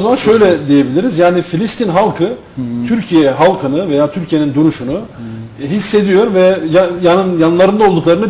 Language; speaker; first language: Turkish; native; Turkish